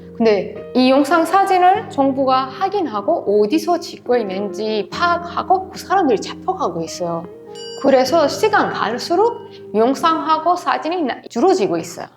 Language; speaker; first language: Korean; non-native, fluent; Persian